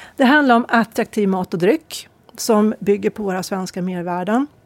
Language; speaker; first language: Swedish; native; Swedish